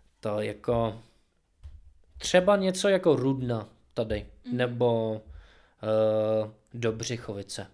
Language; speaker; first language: Czech; non-native, fluent; English